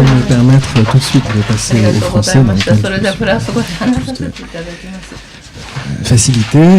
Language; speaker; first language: French; native; French